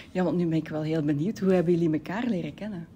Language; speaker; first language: Dutch; native; Dutch